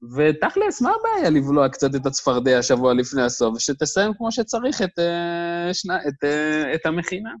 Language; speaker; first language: Hebrew; native; Hebrew